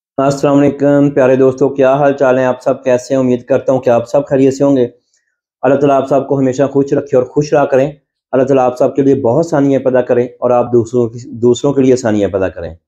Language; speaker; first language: Urdu; non-native, local second language; Punjabi